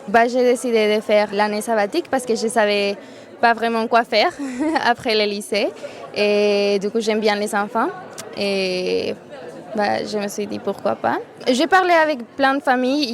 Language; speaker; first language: French; non-native, fluent; Spanish